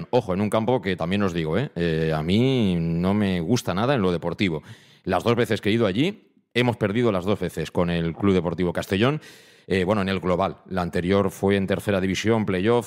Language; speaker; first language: Spanish; native; Spanish